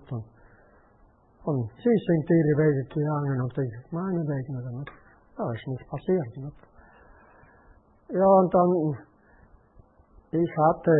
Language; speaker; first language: German; native; German